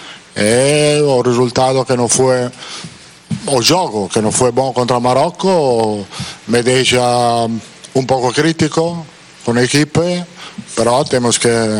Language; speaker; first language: Portuguese; non-native, fluent; Italian